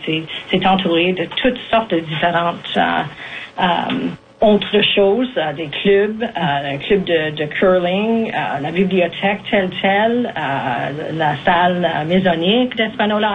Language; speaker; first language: French; native; French